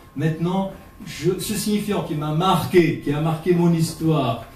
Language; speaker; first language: French; non-native, fluent; Portuguese